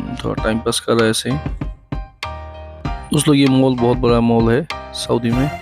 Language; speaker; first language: Hindi; non-native, local second language; Assamese